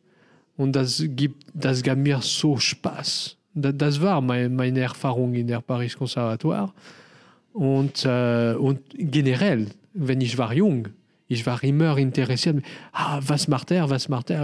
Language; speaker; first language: German; non-native, learner; French